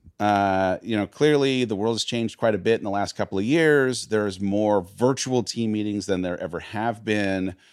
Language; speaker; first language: English; native; English